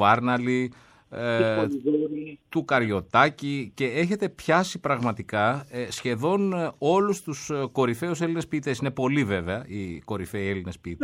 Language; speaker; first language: Greek; native; Greek